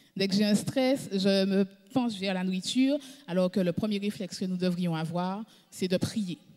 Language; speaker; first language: French; native; French